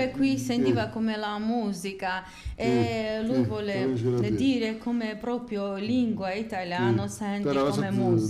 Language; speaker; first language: Italian; non-native, learner; Georgian